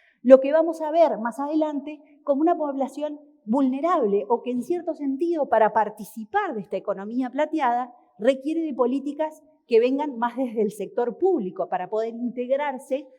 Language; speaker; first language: Spanish; native; Spanish